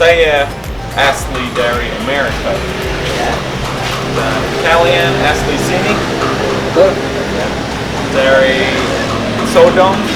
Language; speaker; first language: Indonesian; non-native, local second language; English